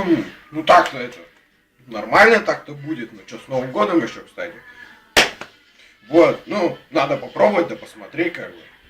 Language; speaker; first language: Russian; native; Russian